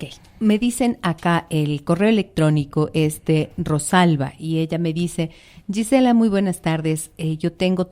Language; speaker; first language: Spanish; native; Spanish